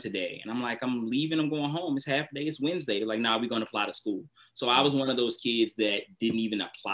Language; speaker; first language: English; native; English